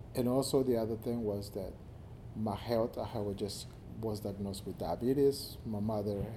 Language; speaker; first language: English; non-native, fluent; Spanish